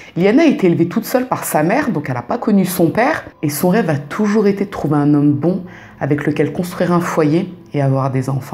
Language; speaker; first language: French; native; French